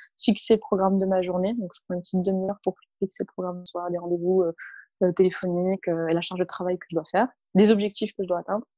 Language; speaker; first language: French; early bilingual, other home language; Arabic